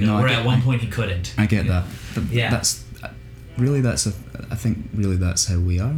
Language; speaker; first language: English; native; English